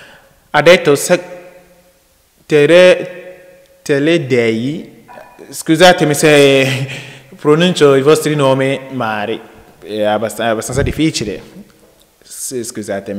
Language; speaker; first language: Italian; non-native, learner; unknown